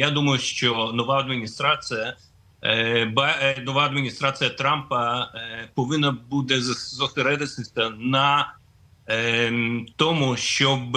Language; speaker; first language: Ukrainian; non-native, fluent; Russian